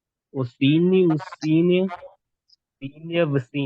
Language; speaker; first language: Russian; non-native, learner; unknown